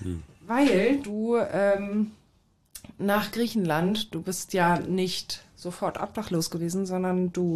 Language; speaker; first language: German; native; German